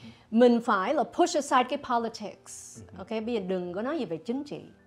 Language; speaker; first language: Vietnamese; early bilingual, heritage; Vietnamese